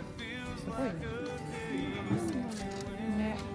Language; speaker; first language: Japanese; native; Japanese